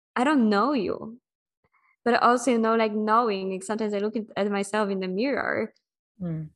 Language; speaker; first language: English; non-native, fluent; Polish